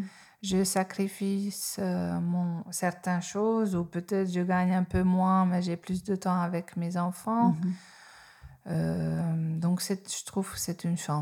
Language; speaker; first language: French; non-native, fluent; Hungarian